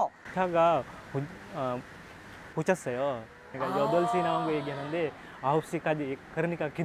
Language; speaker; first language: Korean; non-native, learner; Sinhala